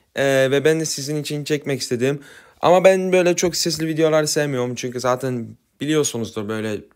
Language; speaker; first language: Turkish; early bilingual, heritage; Turkish